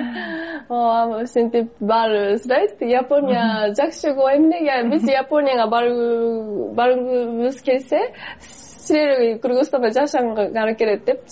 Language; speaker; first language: Kyrgyz; non-native, fluent; Japanese